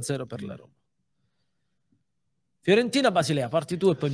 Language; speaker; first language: Italian; native; Italian